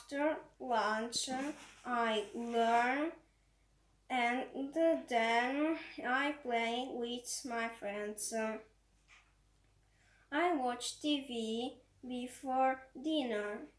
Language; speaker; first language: English; non-native, learner; Croatian